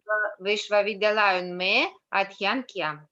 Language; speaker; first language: Hindi; non-native, learner; Russian